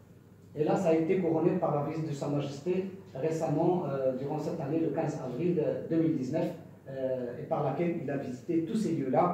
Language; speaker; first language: French; non-native, local second language; Arabic